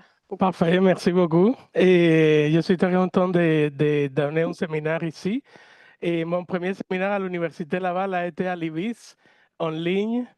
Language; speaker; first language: French; non-native, fluent; Spanish